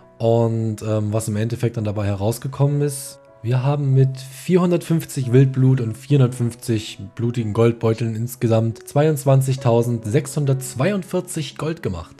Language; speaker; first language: German; native; German